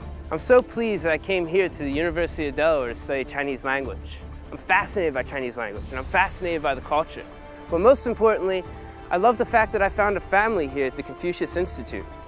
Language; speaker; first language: English; native; English